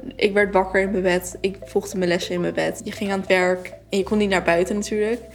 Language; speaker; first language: Dutch; native; Dutch